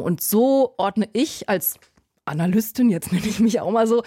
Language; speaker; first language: German; native; German